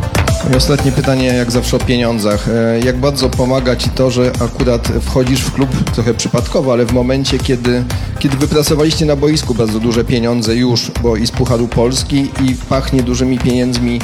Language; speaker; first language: Polish; native; Polish